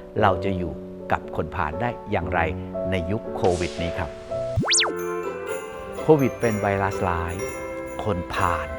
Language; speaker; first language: Thai; native; Thai